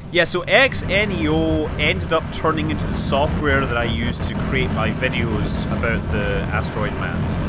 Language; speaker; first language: English; native; English